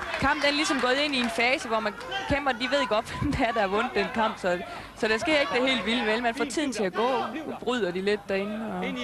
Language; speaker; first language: Danish; native; Danish